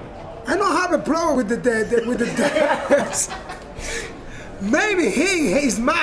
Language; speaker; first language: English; non-native, learner; Spanish